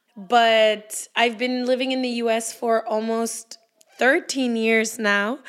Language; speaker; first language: English; early bilingual, heritage; Spanish